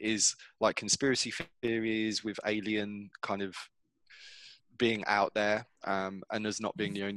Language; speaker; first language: English; native; English